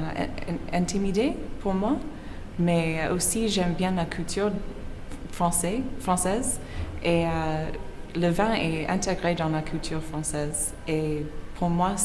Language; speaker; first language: French; non-native, learner; English